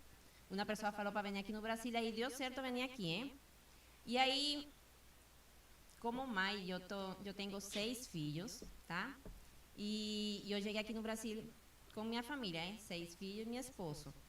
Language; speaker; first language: Portuguese; non-native, fluent; Spanish